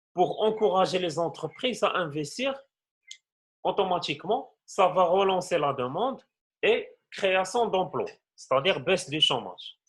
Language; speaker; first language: French; non-native, local second language; Arabic